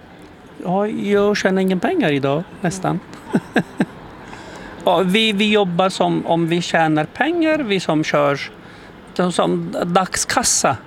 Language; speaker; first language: Swedish; non-native, learner; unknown